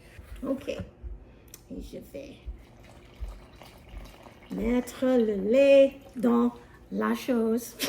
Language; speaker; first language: French; non-native, learner; English